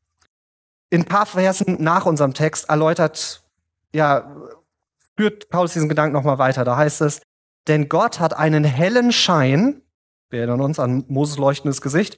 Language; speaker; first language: German; native; German